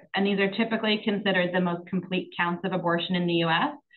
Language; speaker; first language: English; native; English